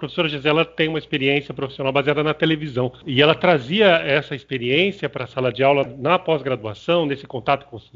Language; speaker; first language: Portuguese; native; Portuguese